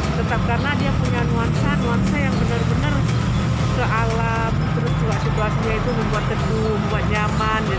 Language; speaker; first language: Indonesian; native; Indonesian